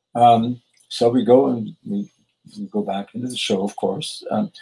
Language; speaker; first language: English; native; English